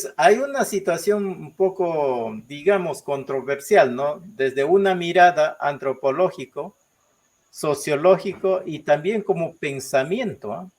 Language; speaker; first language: Spanish; non-native, local second language; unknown